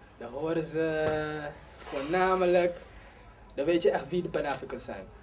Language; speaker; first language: Dutch; early bilingual, other home language; Somali